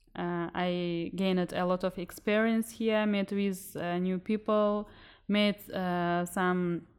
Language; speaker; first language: English; non-native, fluent; Uzbek